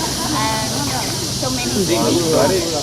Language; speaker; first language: English; non-native, learner; Indonesian